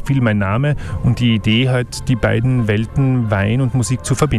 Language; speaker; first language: German; native; German